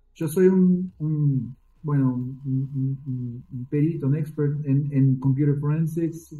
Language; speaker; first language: Spanish; early bilingual, heritage; Spanish